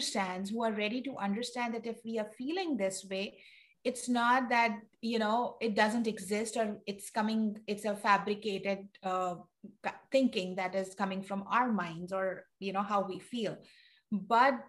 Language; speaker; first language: English; non-native, local second language; Urdu